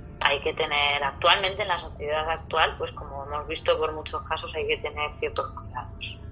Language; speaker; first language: Spanish; native; Spanish